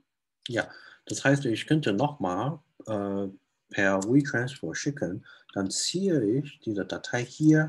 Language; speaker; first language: German; non-native, fluent; Chinese